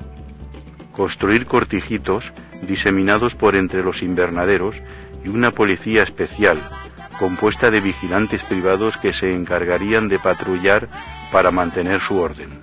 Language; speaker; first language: Spanish; native; Spanish